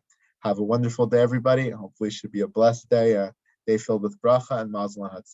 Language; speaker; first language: English; native; English